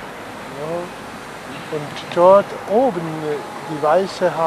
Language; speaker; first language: German; non-native, learner; Czech